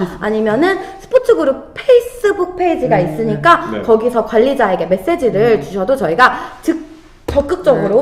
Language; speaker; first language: Korean; native; Korean